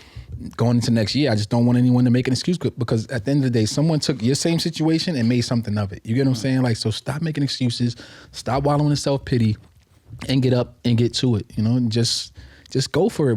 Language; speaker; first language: English; native; English